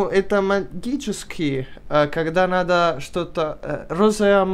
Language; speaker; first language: Russian; early bilingual, heritage; Italian